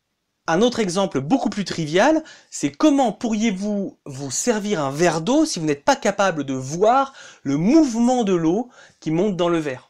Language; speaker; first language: French; native; French